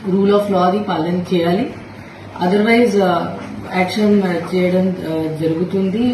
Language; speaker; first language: English; non-native, local second language; Telugu